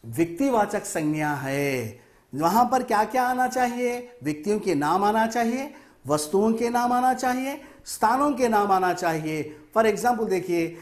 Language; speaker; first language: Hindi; non-native, local second language; Telugu